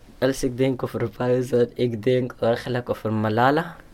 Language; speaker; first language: Dutch; non-native, learner; Urdu